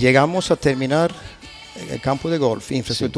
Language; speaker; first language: Spanish; non-native, fluent; Swedish